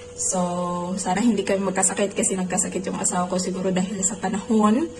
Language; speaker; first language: Filipino; non-native, local second language; Cebuano